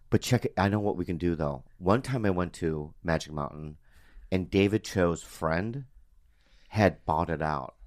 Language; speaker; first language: English; native; English